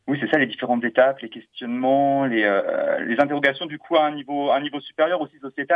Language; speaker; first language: French; native; French